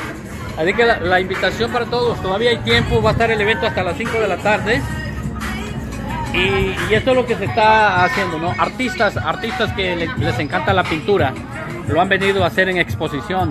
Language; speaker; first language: Spanish; native; Spanish